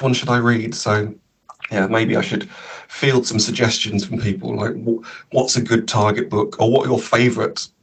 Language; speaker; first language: English; native; English